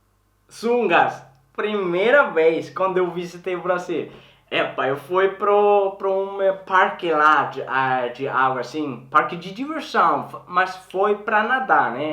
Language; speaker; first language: Portuguese; non-native, learner; Swedish